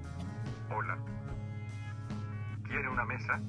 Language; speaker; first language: Spanish; non-native, learner; English